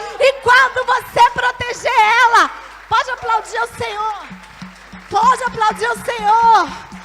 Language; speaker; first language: Portuguese; native; Portuguese